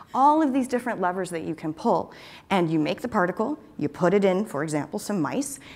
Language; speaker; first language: English; native; English